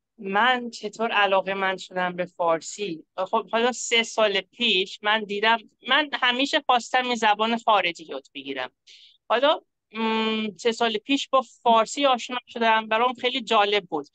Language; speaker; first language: Persian; non-native, fluent; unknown